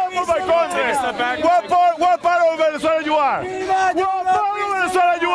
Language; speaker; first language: English; non-native, fluent; Spanish